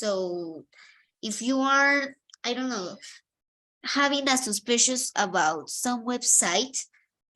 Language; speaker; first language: English; non-native, fluent; Spanish